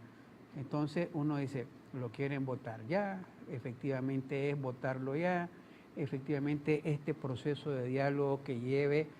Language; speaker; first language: Spanish; native; Spanish